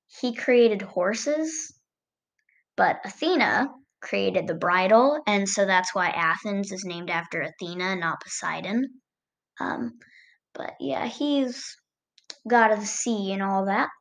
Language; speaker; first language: English; native; English